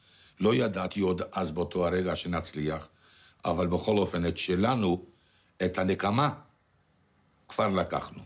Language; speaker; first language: Hebrew; non-native, fluent; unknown